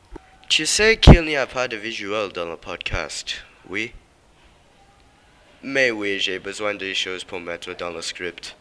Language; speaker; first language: French; non-native, learner; English